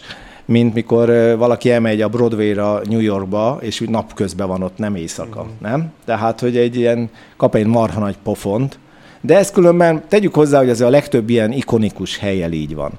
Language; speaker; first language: Hungarian; native; Hungarian